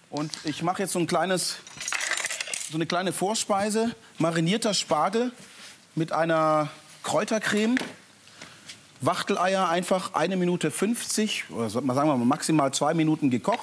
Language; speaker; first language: German; native; German